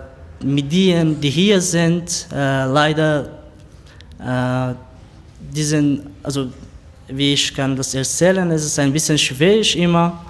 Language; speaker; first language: German; non-native, learner; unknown